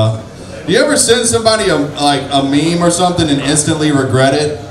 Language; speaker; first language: English; native; English